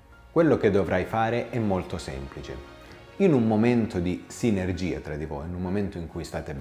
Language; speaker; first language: Italian; native; Italian